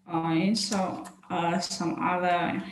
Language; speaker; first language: English; non-native, fluent; Russian